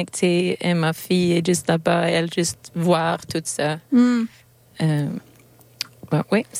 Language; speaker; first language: French; non-native, learner; Swedish